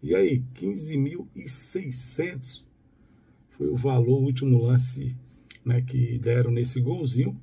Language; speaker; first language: Portuguese; native; Portuguese